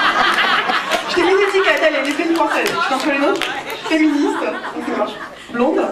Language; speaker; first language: French; native; French